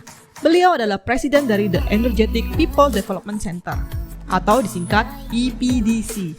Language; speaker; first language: Indonesian; native; Indonesian